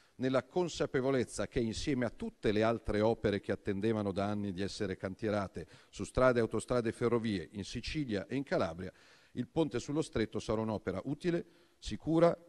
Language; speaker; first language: Italian; native; Italian